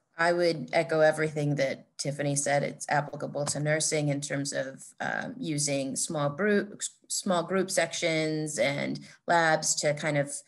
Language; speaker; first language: English; native; English